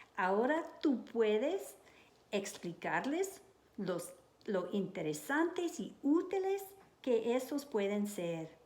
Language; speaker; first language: Spanish; non-native, learner; English